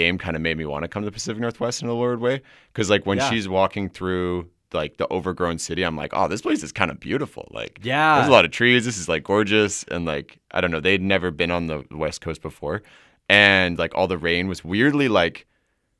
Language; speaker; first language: English; native; English